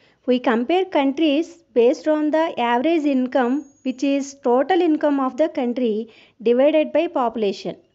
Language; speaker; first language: English; non-native, local second language; Telugu